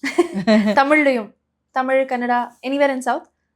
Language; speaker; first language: Tamil; native; Tamil